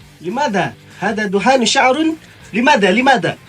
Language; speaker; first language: Arabic; non-native, learner; Malay